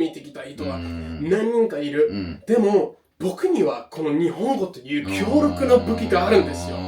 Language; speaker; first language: Japanese; non-native, fluent; English